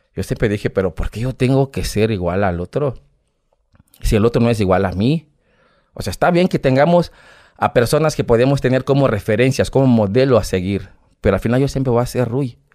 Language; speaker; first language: Spanish; non-native, fluent; Portuguese